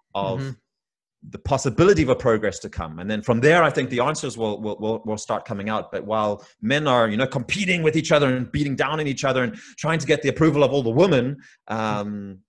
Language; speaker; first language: English; native; English